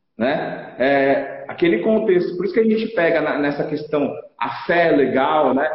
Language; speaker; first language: Portuguese; native; Portuguese